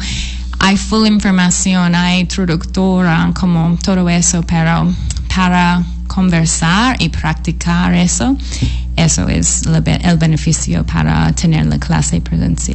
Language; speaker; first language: Spanish; non-native, fluent; English